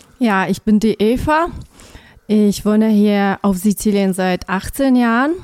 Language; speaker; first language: German; non-native, fluent; Polish